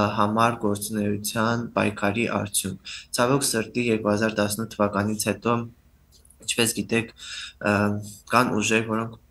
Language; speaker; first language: Armenian; native; Armenian